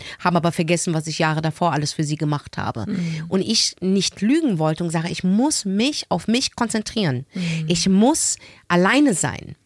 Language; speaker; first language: German; early bilingual, other home language; Arabic